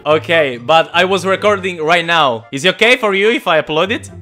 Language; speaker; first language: English; non-native, fluent; Italian